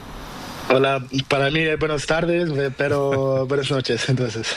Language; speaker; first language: Spanish; non-native, learner; Portuguese